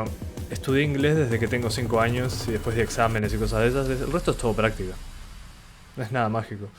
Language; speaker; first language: Spanish; native; Spanish